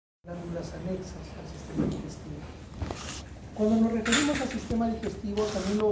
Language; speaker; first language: Spanish; native; Spanish